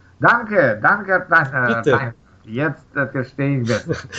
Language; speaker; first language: German; non-native, learner; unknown